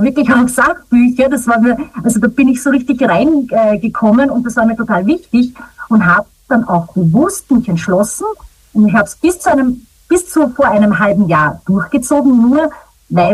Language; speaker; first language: German; native; German